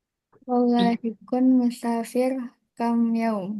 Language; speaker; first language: Arabic; non-native, learner; Indonesian